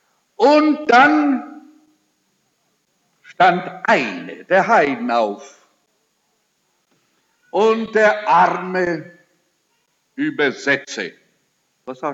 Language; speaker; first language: German; early bilingual, heritage; German